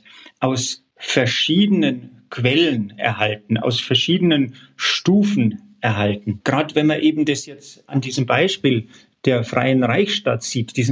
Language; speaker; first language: German; native; German